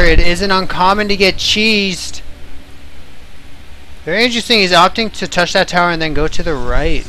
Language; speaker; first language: English; native; English